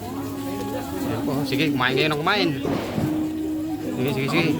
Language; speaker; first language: Filipino; native; Filipino